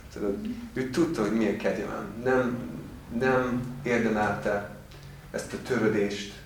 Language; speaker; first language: Hungarian; non-native, fluent; English